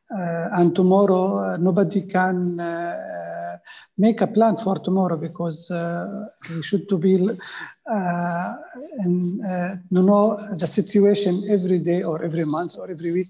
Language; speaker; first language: English; non-native, fluent; Arabic